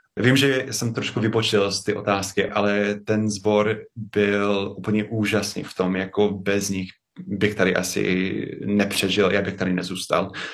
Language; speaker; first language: Czech; non-native, fluent; English